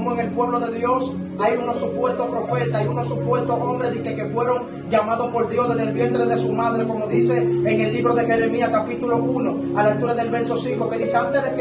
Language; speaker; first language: Spanish; native; Spanish